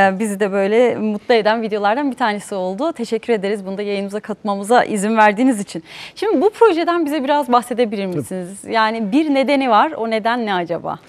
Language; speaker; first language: Turkish; native; Turkish